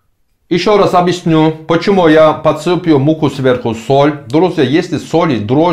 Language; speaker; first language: Russian; non-native, learner; Turkish